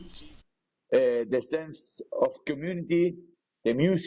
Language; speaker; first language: English; non-native, learner; Spanish